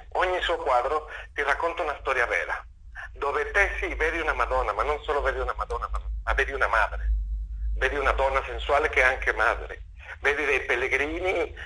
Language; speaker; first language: Italian; non-native, fluent; Spanish